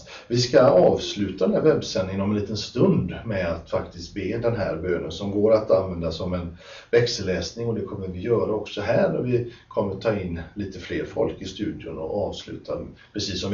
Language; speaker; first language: Swedish; native; Swedish